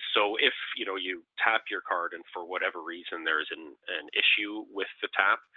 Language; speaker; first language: English; native; English